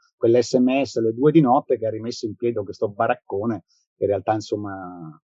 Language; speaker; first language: Italian; native; Italian